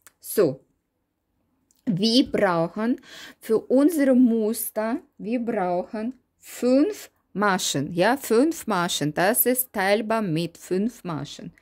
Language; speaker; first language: German; non-native, learner; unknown